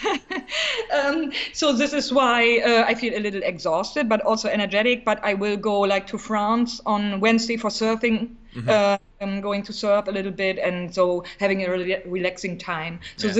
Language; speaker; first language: English; non-native, fluent; German